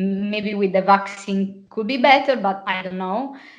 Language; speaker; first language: English; non-native, fluent; Italian